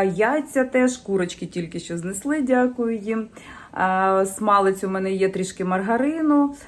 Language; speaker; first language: Ukrainian; native; Ukrainian